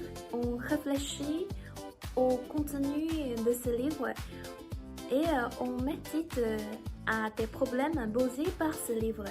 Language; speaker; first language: French; non-native, learner; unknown